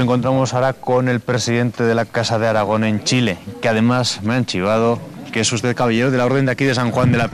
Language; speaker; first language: Spanish; native; Spanish